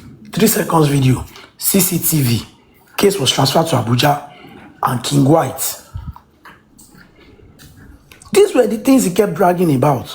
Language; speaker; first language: English; non-native, local second language; Yoruba